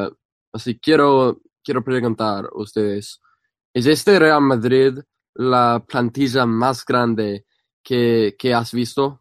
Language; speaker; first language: Spanish; non-native, fluent; English